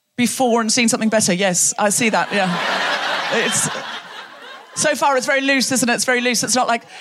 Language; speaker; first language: English; native; English